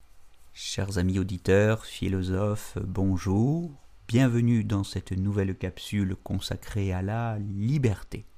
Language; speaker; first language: French; native; French